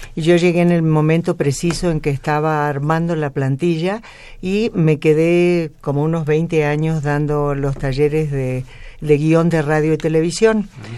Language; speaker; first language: Spanish; native; Spanish